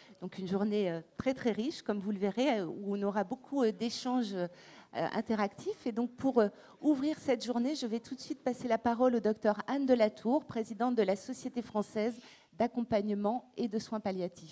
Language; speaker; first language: French; native; French